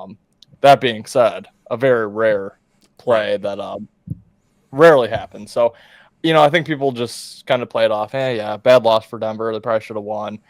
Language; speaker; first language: English; native; English